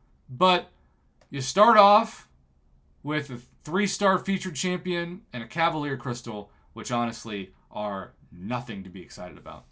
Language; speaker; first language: English; native; English